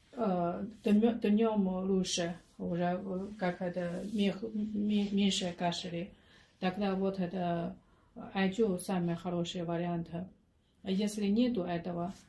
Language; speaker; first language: Russian; non-native, learner; Chinese